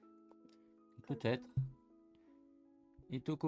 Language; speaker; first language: French; native; French